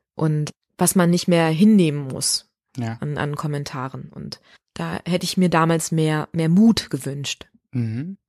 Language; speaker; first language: German; native; German